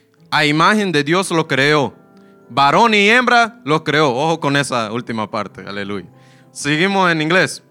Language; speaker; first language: Spanish; early bilingual, heritage; Spanish